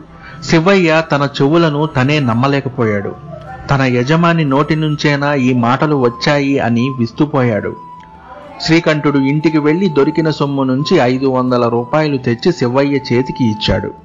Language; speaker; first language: Telugu; native; Telugu